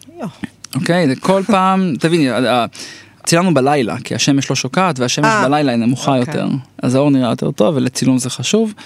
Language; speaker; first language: Hebrew; native; Hebrew